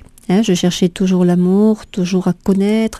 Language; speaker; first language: French; native; French